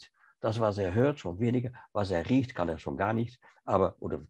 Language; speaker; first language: German; non-native, fluent; French